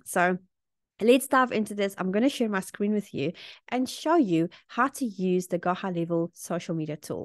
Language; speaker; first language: English; native; English